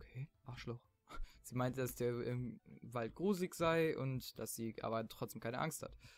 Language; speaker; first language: German; native; German